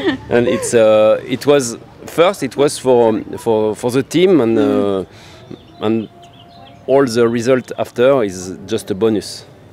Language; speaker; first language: English; non-native, fluent; French